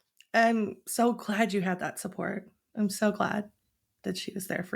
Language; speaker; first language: English; native; English